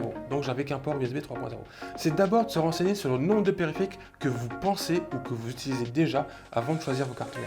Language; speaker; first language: French; native; French